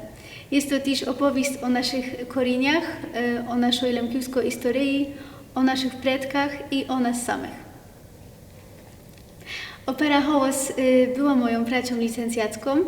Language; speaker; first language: Polish; non-native, local second language; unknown